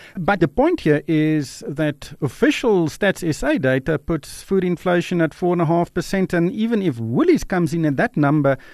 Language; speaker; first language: English; non-native, local second language; Afrikaans